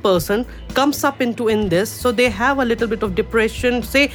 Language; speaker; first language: English; non-native, local second language; Urdu